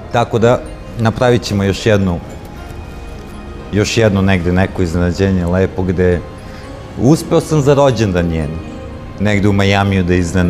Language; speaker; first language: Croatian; early bilingual, heritage; Croatian